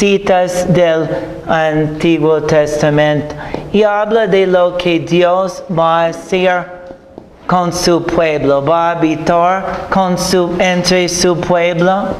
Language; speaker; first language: Spanish; non-native, fluent; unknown